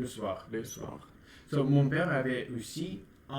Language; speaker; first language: French; non-native, learner; Russian